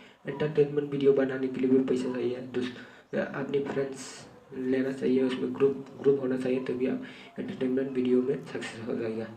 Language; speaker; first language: Hindi; non-native, local second language; Bodo